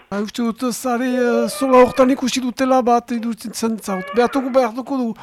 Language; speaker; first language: Basque; native; Basque